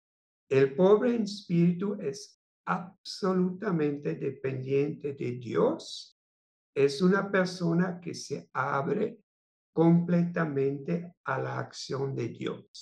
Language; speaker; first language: Spanish; non-native, fluent; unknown